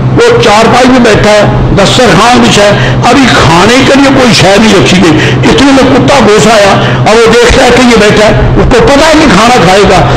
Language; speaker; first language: Urdu; non-native, local second language; Punjabi